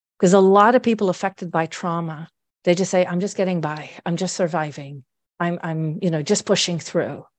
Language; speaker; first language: English; non-native, fluent; Dutch